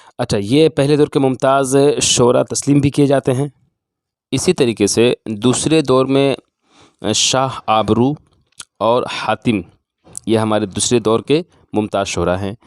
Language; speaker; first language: Urdu; native; Urdu